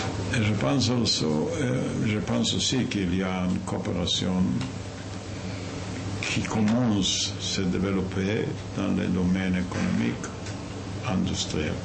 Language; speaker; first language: French; non-native, fluent; Yiddish